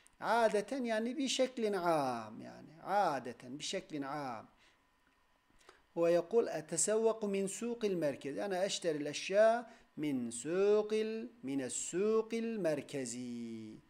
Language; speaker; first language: Arabic; non-native, fluent; Turkish